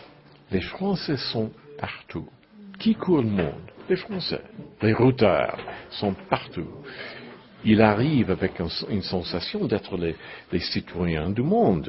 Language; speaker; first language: French; non-native, learner; English